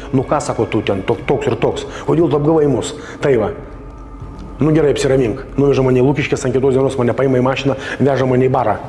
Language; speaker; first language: Lithuanian; native; Lithuanian